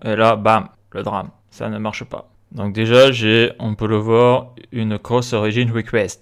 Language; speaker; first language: French; native; French